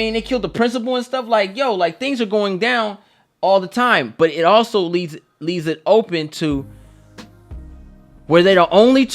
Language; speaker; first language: English; native; English